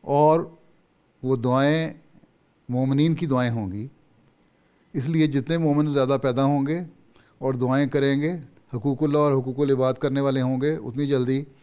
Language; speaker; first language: Urdu; native; Urdu